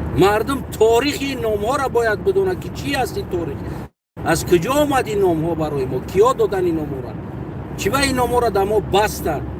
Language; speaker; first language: Tajik; native; Tajik